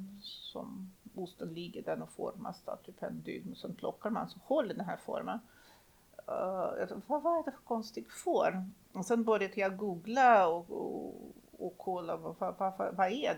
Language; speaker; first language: Swedish; non-native, fluent; Russian